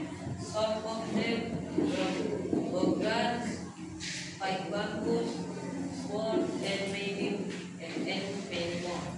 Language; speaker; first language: English; non-native, learner; Indonesian